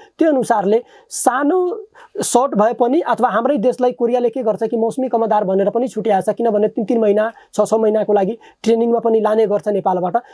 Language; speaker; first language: Nepali; non-native, local second language; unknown